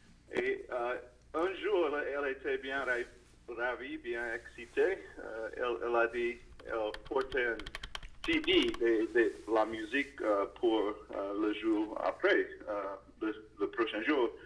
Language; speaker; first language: French; non-native, learner; English